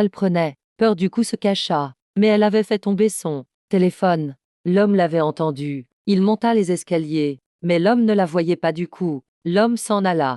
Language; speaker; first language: French; native; French